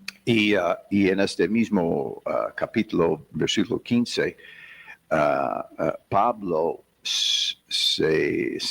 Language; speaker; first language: Spanish; non-native, fluent; English